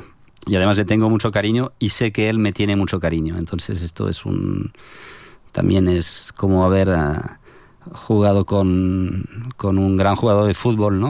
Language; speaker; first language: Spanish; non-native, fluent; French